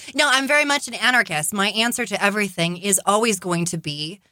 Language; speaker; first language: English; native; English